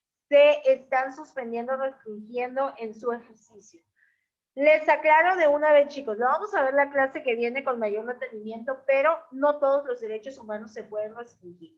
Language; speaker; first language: Spanish; native; Spanish